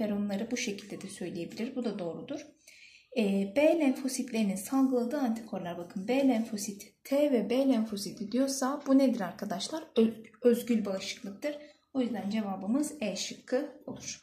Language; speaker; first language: Turkish; native; Turkish